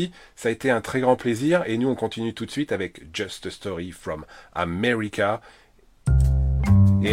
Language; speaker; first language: French; native; French